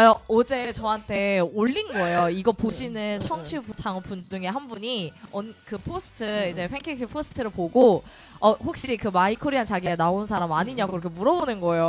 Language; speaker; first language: Korean; native; Korean